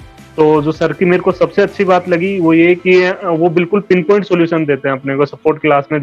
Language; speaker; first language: Hindi; native; Hindi